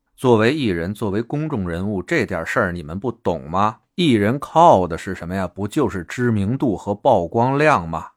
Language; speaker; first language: Chinese; native; Chinese